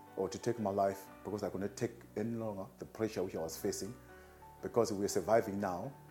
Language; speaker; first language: English; non-native, local second language; Shona